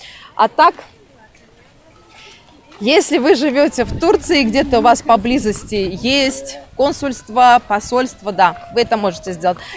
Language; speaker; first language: Russian; native; Russian